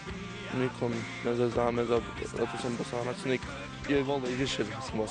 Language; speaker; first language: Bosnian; early bilingual, heritage; Croatian